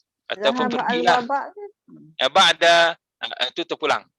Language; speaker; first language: Malay; native; Malay